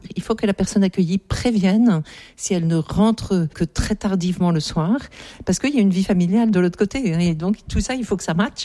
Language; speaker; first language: French; native; French